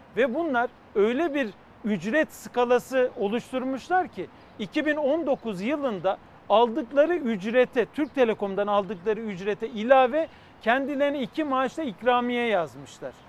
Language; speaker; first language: Turkish; native; Turkish